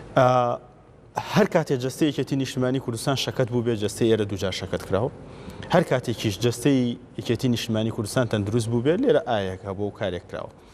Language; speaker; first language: Central Kurdish; native; Central Kurdish